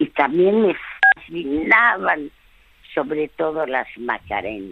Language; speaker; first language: Spanish; early bilingual, other home language; French